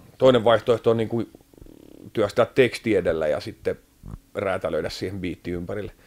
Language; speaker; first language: Finnish; native; Finnish